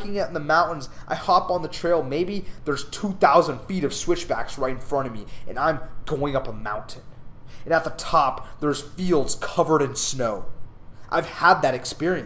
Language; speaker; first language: English; native; English